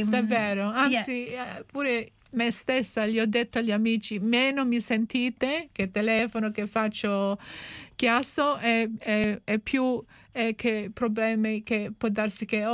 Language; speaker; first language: Italian; early bilingual, heritage; Italian